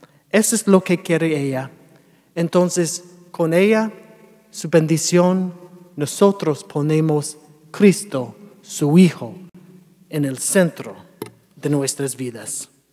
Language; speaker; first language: Spanish; non-native, fluent; English